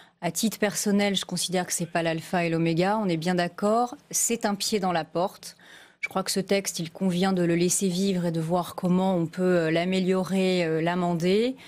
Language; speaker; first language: French; native; French